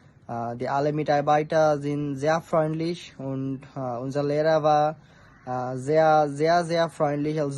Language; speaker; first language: German; non-native, learner; Bangla